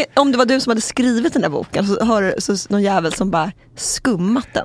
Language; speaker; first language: Swedish; native; Swedish